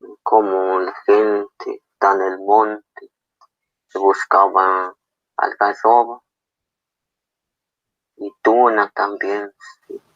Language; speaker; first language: Spanish; non-native, local second language; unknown